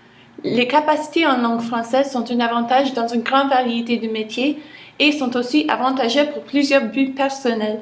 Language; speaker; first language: French; non-native, local second language; English